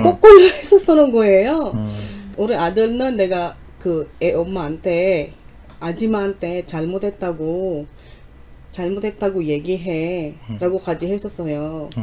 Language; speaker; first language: Korean; non-native, learner; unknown